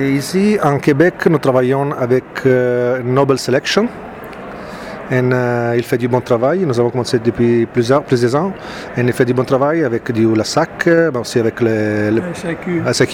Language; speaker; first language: French; non-native, fluent; Italian